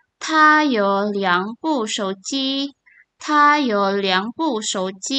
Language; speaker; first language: Chinese; non-native, fluent; Indonesian